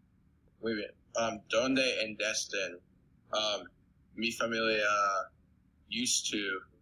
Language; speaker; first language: Spanish; non-native, learner; English